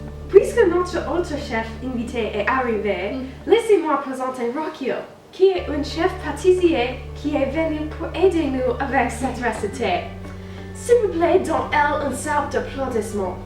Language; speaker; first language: French; non-native, learner; English